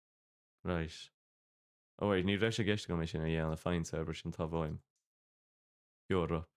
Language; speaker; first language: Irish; non-native, local second language; English